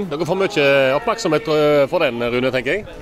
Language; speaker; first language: Norwegian; native; Norwegian